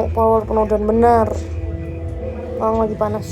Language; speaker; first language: Indonesian; native; Indonesian